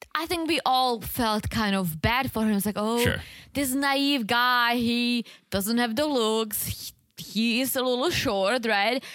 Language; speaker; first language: English; non-native, fluent; Czech